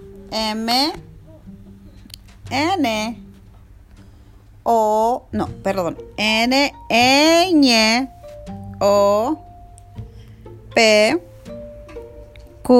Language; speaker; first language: Spanish; early bilingual, heritage; Spanish